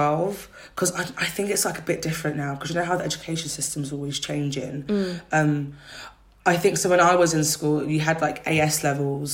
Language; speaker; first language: English; native; English